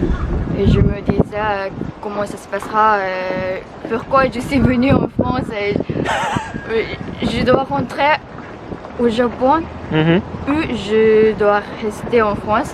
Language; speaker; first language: French; non-native, fluent; Japanese